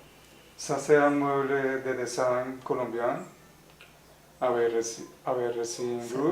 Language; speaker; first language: French; non-native, fluent; Spanish